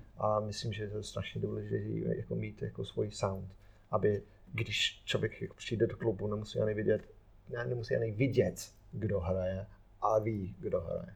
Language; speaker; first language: Czech; non-native, fluent; English